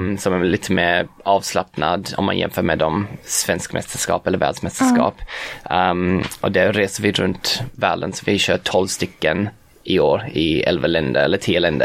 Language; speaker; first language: Swedish; non-native, fluent; English